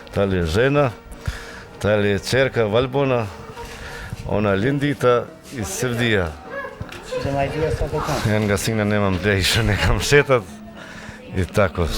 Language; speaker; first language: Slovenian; non-native, learner; Albanian